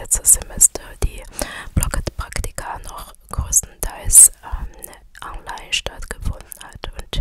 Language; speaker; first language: German; non-native, fluent; Chinese